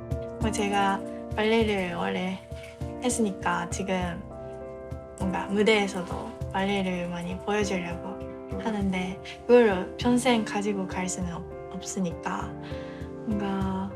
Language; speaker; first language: Korean; non-native, fluent; Japanese